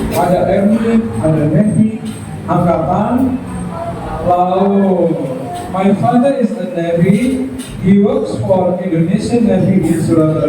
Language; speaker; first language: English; non-native, fluent; Indonesian